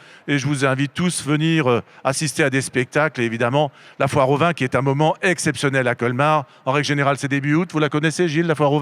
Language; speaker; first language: French; native; French